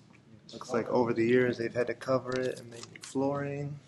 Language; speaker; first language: English; native; English